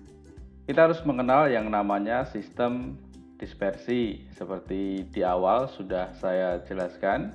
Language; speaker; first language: Indonesian; native; Indonesian